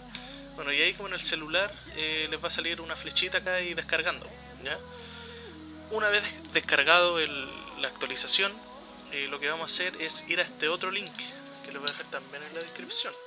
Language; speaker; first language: Spanish; native; Spanish